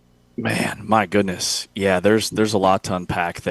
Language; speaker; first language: English; native; English